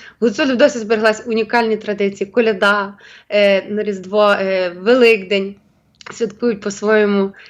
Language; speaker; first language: Ukrainian; native; Ukrainian